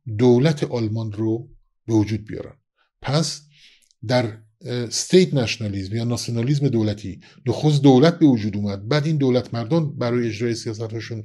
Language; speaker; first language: Persian; non-native, local second language; Kurdish